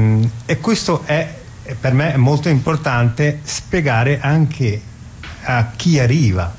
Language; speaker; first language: Italian; non-native, fluent; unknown